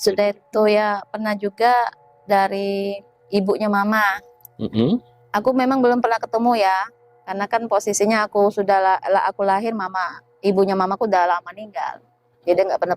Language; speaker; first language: Indonesian; native; Indonesian